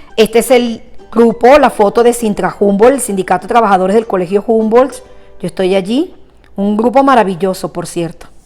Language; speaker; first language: Spanish; native; Spanish